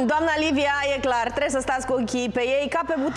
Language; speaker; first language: Romanian; native; Romanian